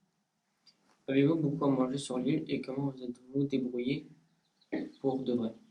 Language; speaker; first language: French; native; French